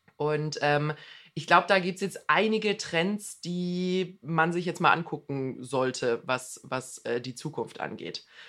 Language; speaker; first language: German; native; German